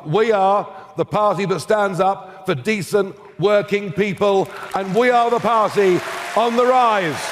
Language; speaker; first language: English; native; English